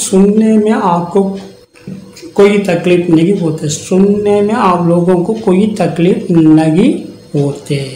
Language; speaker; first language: Hindi; non-native, local second language; Tamil